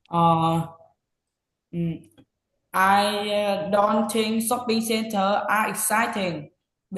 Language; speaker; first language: English; non-native, learner; Vietnamese